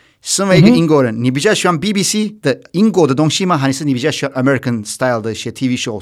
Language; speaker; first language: Chinese; non-native, fluent; Turkish